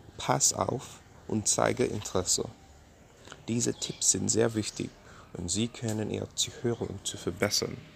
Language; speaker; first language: German; non-native, learner; English